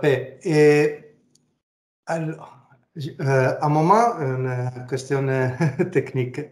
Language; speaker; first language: French; non-native, learner; Italian